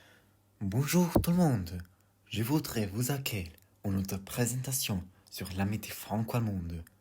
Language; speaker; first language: French; non-native, learner; German